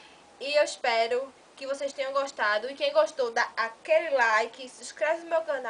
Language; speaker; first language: Portuguese; native; Portuguese